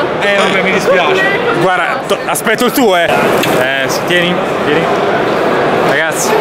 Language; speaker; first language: Italian; native; Italian